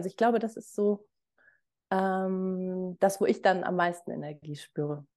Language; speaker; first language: German; native; German